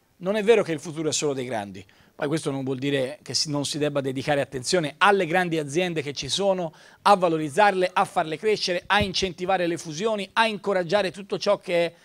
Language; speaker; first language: Italian; native; Italian